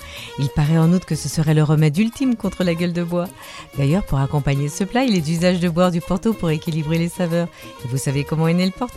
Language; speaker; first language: French; native; French